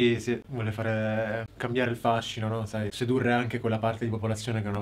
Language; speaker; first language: Italian; native; Italian